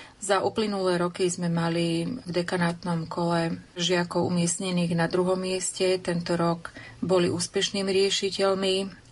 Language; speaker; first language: Slovak; native; Slovak